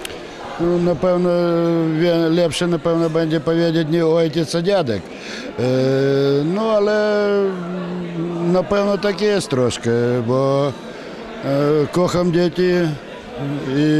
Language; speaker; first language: Polish; non-native, fluent; Ukrainian